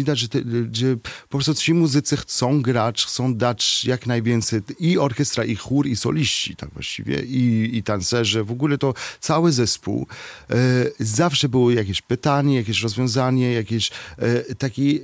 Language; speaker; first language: Polish; non-native, fluent; Arabic